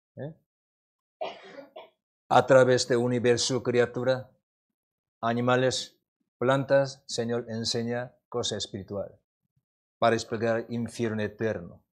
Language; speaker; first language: Spanish; non-native, learner; Korean